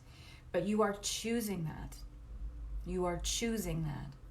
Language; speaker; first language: English; native; English